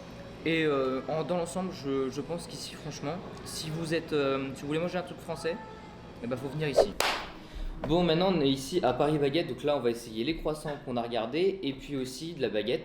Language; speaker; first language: French; native; French